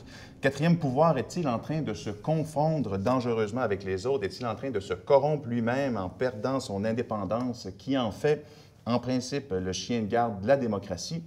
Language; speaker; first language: French; native; French